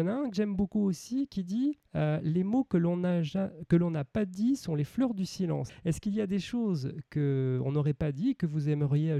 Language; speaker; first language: French; native; French